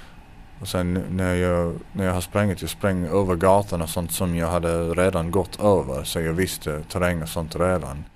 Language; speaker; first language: Swedish; non-native, fluent; English